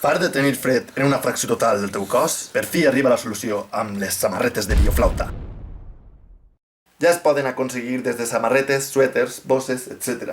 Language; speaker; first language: Catalan; native; Catalan